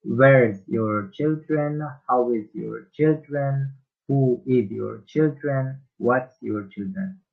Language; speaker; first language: English; non-native, learner; Uzbek